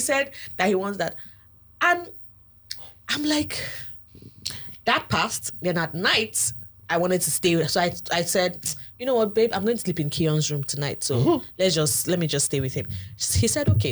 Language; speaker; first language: English; non-native, local second language; Igbo